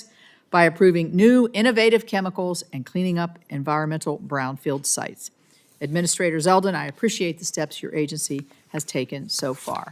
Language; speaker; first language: English; native; English